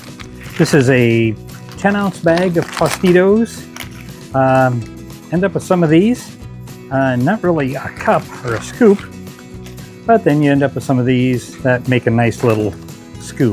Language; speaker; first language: English; native; English